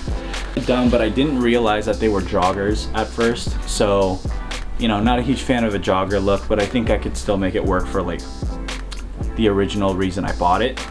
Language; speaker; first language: English; native; English